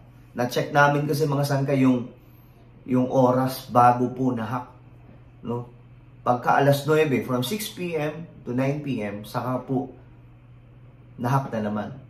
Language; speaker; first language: Filipino; native; Filipino